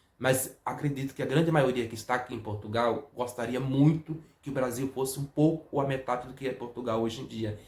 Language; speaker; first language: Portuguese; native; Portuguese